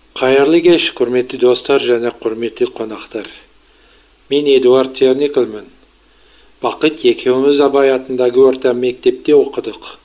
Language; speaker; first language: Kazakh; non-native, local second language; Russian